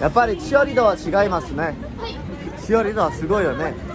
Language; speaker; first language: Japanese; non-native, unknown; Korean